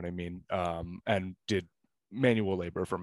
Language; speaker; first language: English; native; English